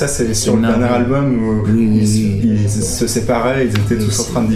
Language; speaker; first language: French; native; French